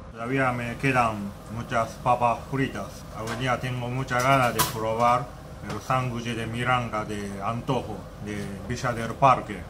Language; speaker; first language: Spanish; non-native, learner; Japanese